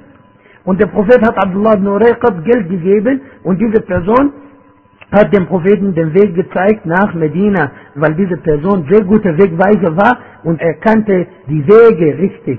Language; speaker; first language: German; non-native, fluent; Arabic